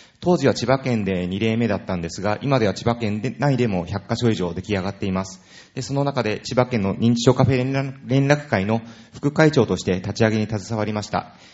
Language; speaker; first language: Japanese; native; Japanese